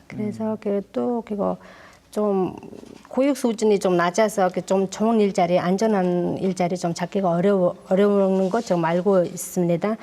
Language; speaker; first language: Korean; non-native, learner; Mongolian